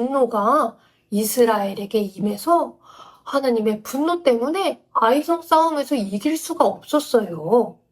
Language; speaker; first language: Korean; native; Korean